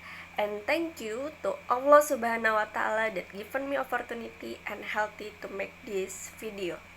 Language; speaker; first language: English; non-native, learner; Indonesian